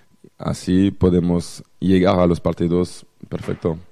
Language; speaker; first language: Spanish; non-native, fluent; French